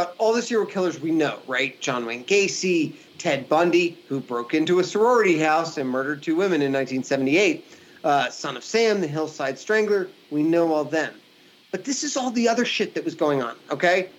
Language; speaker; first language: English; native; English